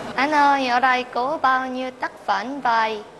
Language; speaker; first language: Vietnamese; non-native, learner; Korean